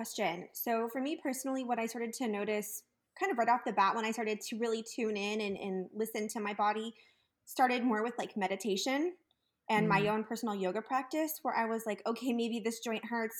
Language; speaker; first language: English; native; English